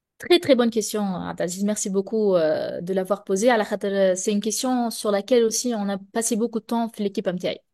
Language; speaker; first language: French; non-native, local second language; Arabic